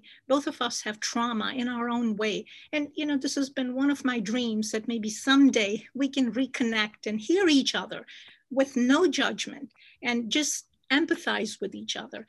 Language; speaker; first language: English; non-native, local second language; Kashmiri